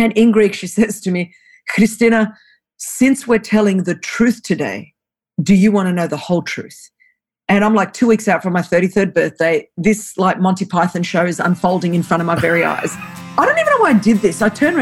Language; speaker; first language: English; non-native, local second language; Greek